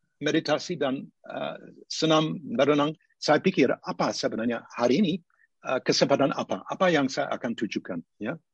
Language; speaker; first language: Indonesian; non-native, fluent; English